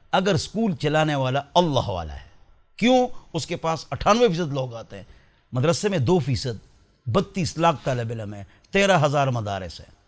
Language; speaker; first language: Urdu; non-native, local second language; Pashto